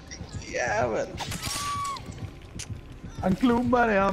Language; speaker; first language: Swedish; native; Swedish